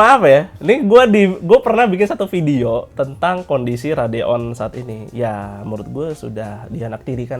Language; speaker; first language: Indonesian; native; Indonesian